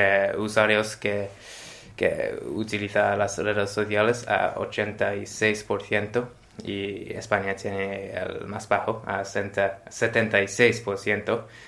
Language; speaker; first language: Spanish; non-native, learner; English